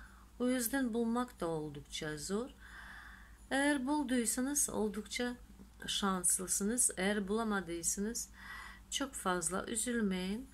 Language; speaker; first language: Turkish; non-native, fluent; Russian